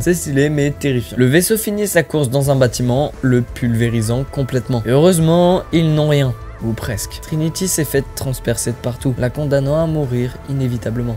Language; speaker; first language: French; native; French